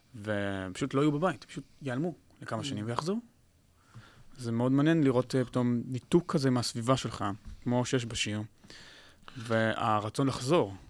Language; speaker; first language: Hebrew; native; Hebrew